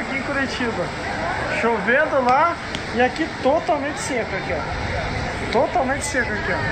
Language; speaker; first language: Portuguese; native; Portuguese